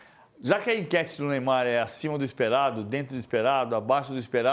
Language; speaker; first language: Portuguese; native; Portuguese